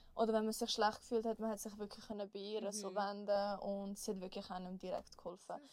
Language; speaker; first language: German; native; German